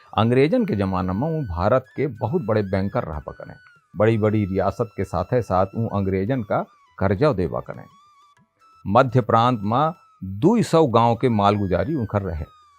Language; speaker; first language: Hindi; native; Hindi